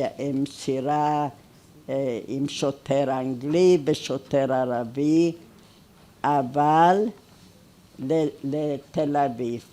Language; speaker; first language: Hebrew; non-native, fluent; Hungarian